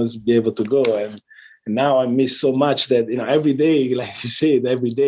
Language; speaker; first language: English; non-native, fluent; Italian